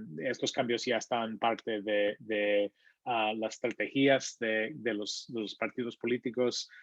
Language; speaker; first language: Spanish; early bilingual, heritage; Spanish